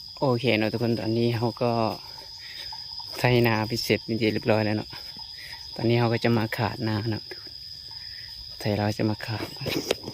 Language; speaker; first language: Thai; non-native, local second language; Northeastern Thai